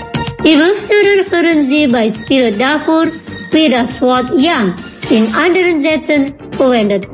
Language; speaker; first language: German; non-native, fluent; Indonesian